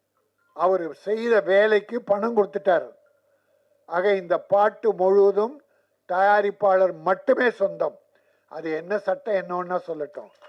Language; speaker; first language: Tamil; native; Tamil